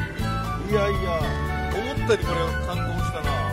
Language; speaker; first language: Japanese; native; Japanese